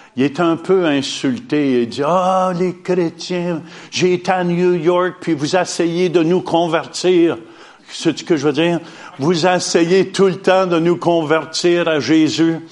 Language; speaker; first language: French; native; French